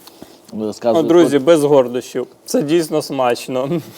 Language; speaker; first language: Ukrainian; native; Ukrainian